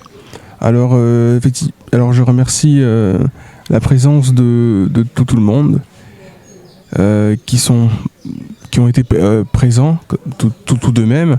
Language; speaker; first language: French; native; French